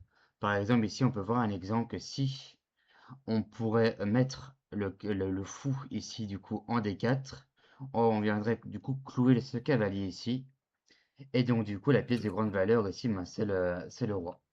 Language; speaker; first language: French; native; French